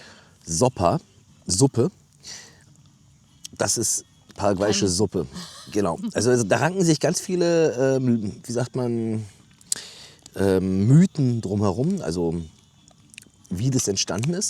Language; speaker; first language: German; native; German